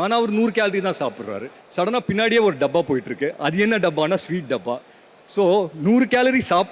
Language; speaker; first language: Tamil; native; Tamil